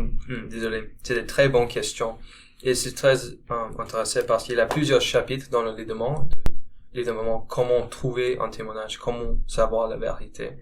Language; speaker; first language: French; non-native, learner; English